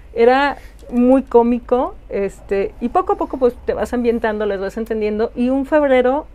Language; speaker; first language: Spanish; native; Spanish